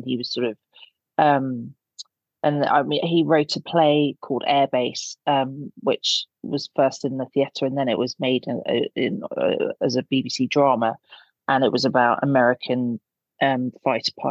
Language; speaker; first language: English; native; English